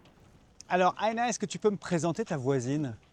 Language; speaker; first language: French; native; French